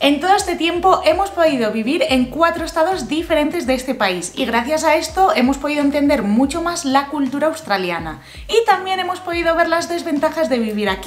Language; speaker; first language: Spanish; native; Spanish